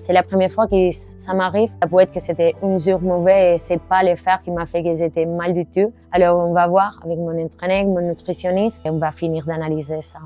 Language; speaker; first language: French; non-native, learner; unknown